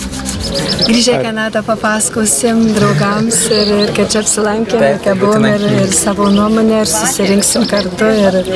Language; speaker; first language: Lithuanian; early bilingual, heritage; Lithuanian